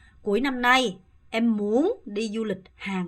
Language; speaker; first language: Vietnamese; non-native, fluent; Korean